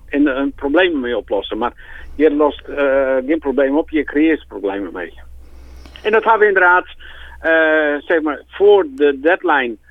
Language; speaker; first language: Dutch; non-native, local second language; Western Frisian